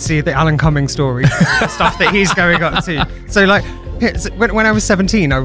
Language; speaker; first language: English; native; English